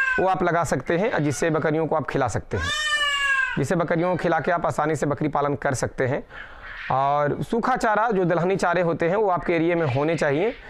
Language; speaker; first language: Hindi; native; Hindi